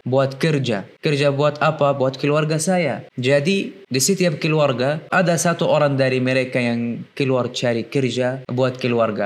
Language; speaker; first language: Indonesian; non-native, fluent; Arabic